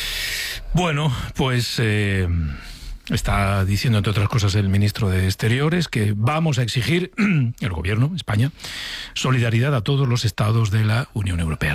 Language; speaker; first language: Spanish; native; Spanish